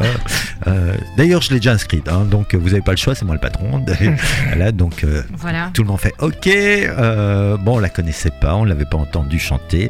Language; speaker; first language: French; native; French